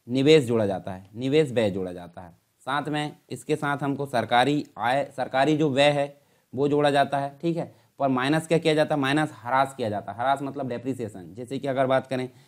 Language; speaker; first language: Hindi; native; Hindi